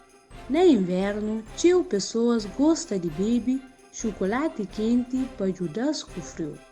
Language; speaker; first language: Portuguese; non-native, local second language; Kabuverdianu